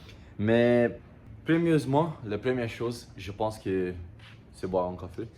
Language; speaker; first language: French; non-native, learner; Portuguese